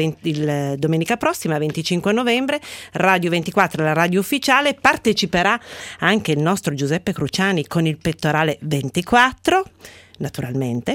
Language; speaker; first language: Italian; native; Italian